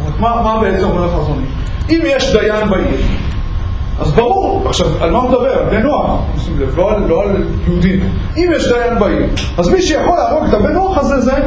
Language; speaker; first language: Hebrew; native; Hebrew